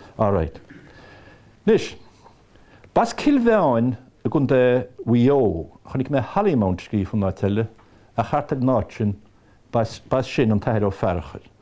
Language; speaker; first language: Irish; native; Irish